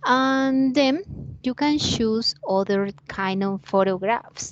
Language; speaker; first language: English; non-native, learner; Spanish